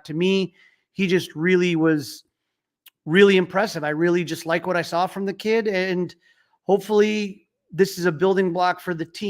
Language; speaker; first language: English; native; English